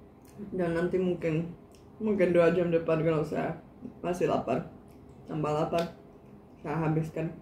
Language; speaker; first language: Indonesian; non-native, fluent; Czech